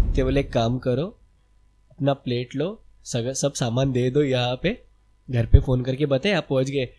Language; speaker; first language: Hindi; non-native, local second language; Marathi